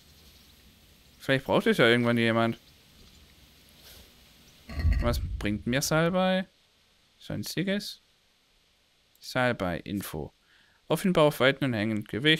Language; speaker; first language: German; native; German